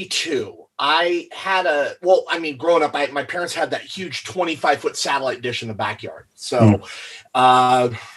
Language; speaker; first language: English; native; English